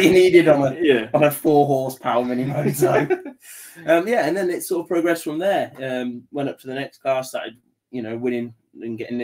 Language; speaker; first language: English; native; English